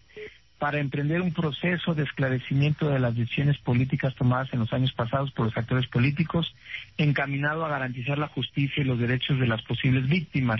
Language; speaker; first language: Spanish; native; Spanish